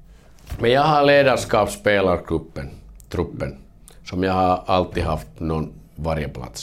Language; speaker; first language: Swedish; non-native, learner; Finnish